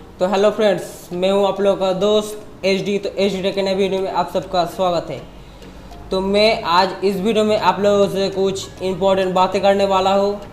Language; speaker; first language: Hindi; non-native, local second language; Bangla